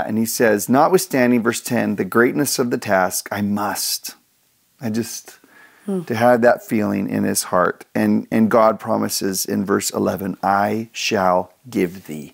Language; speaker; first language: English; native; English